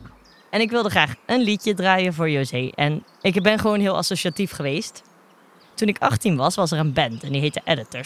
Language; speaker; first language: Dutch; native; Dutch